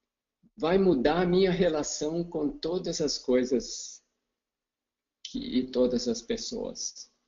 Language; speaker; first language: Portuguese; non-native, fluent; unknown